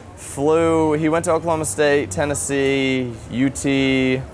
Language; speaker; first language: English; native; English